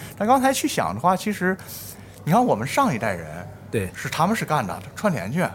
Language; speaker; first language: Chinese; native; Chinese